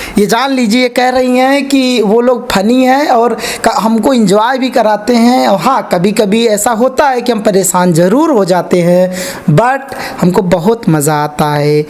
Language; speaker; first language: Hindi; native; Hindi